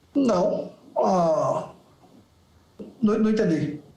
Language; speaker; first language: Portuguese; native; Portuguese